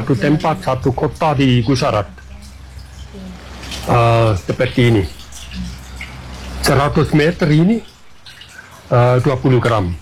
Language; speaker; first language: Indonesian; non-native, fluent; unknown